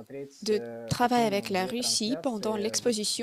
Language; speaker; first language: French; non-native, fluent; Russian